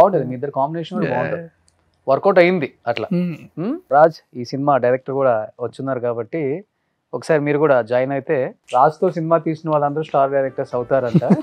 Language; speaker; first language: Telugu; native; Telugu